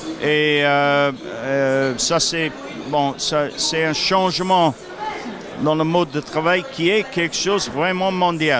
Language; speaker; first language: French; non-native, fluent; English